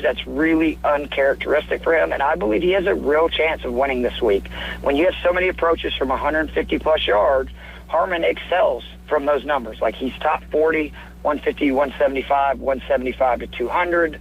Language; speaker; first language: English; native; English